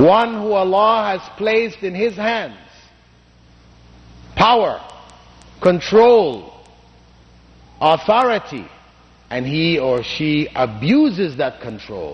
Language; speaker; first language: English; non-native, fluent; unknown